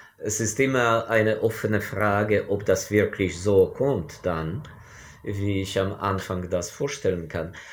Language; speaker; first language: German; non-native, fluent; Ukrainian